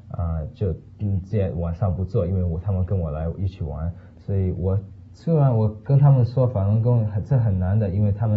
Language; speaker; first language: Chinese; early bilingual, heritage; Chinese